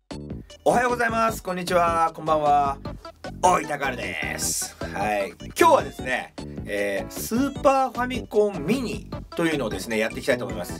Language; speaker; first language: Japanese; native; Japanese